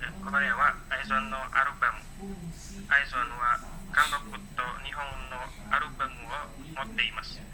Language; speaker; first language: Japanese; non-native, learner; Indonesian